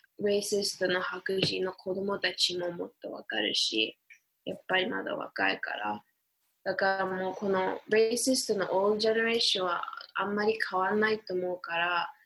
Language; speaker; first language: Japanese; early bilingual, heritage; English